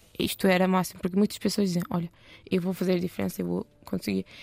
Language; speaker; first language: Portuguese; non-native, learner; Turkish